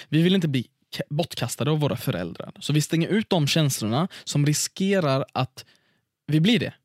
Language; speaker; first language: Swedish; early bilingual, other home language; Arabic